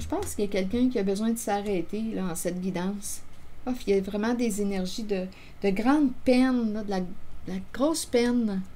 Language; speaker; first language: French; native; French